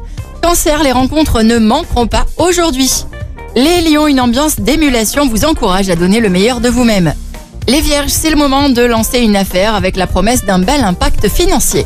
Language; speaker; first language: French; native; French